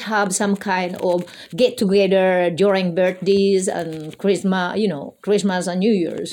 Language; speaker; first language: English; non-native, local second language; Waray